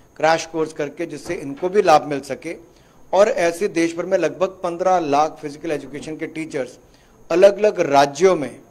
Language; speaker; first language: Hindi; native; Hindi